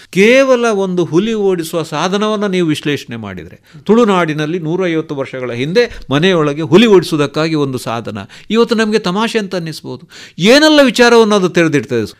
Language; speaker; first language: Kannada; non-native, local second language; Tulu